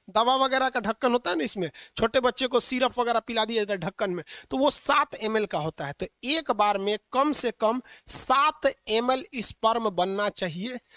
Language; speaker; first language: Hindi; native; Hindi